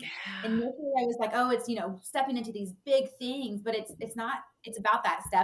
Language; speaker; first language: English; native; English